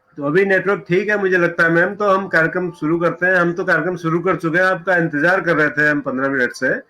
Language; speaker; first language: Hindi; native; Hindi